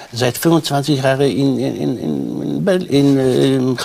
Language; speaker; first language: German; non-native, fluent; Polish